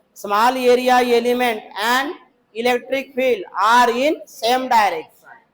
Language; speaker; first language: Hindi; non-native, local second language; Marathi